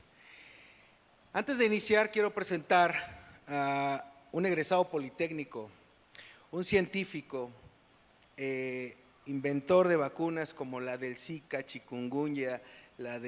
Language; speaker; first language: Spanish; native; Spanish